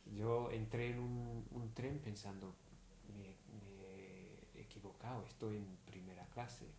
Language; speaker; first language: Spanish; non-native, fluent; English